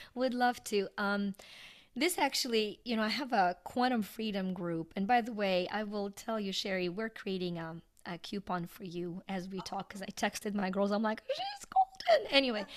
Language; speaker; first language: English; non-native, fluent; Ukrainian